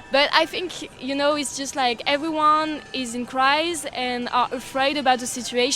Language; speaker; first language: English; non-native, fluent; French